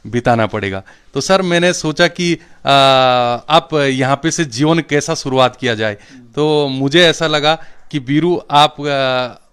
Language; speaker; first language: Hindi; non-native, local second language; Garhwali